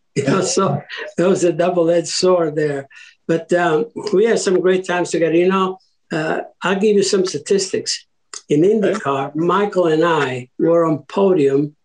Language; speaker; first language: English; early bilingual, other home language; Italian